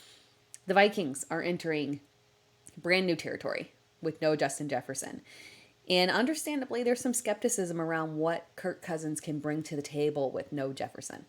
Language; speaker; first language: English; native; English